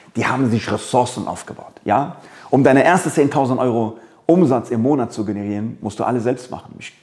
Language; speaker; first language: German; early bilingual, other home language; Persian